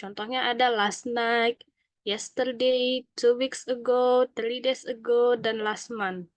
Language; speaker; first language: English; non-native, learner; Indonesian